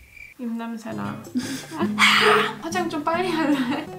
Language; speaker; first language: Korean; early bilingual, heritage; English